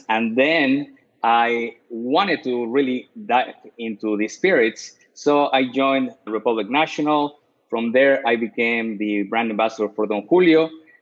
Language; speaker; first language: English; non-native, fluent; Spanish